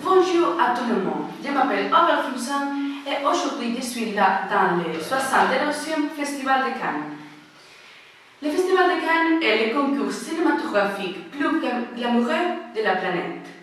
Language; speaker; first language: French; non-native, learner; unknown